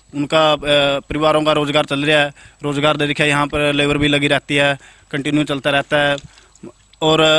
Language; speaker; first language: Hindi; native; Hindi